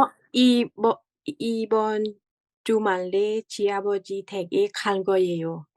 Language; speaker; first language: Korean; non-native, learner; Thai